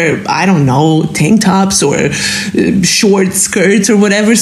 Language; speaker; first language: English; non-native, fluent; German